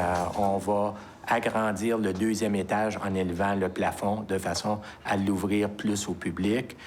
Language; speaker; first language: French; native; French